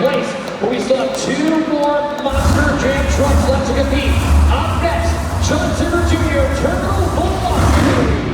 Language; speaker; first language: English; native; English